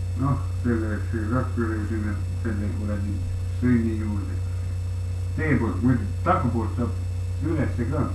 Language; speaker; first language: Estonian; native; Estonian